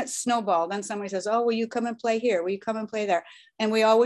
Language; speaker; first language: English; early bilingual, other home language; Norwegian